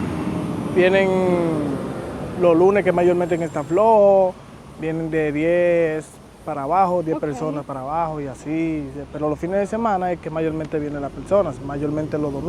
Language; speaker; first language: Spanish; native; Spanish